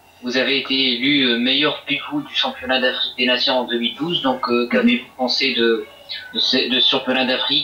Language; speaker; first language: French; native; French